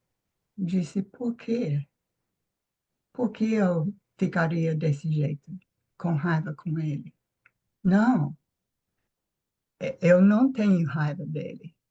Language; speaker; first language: Portuguese; non-native, fluent; English